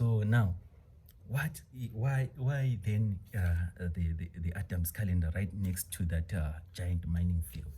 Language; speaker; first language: English; non-native, local second language; Xhosa